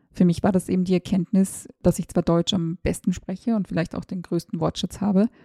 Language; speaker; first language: German; early bilingual, other home language; Serbian